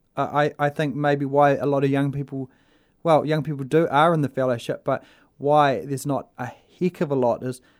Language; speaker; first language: English; native; English